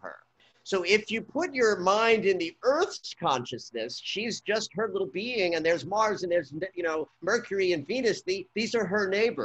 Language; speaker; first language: English; native; English